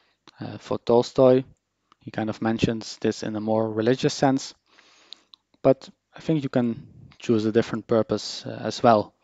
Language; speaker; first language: English; non-native, fluent; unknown